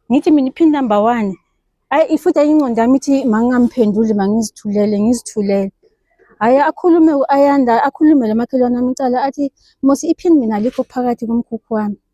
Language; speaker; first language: Zulu; native; Zulu